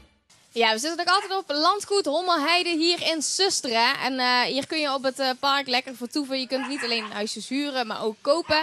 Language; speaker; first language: Dutch; native; Dutch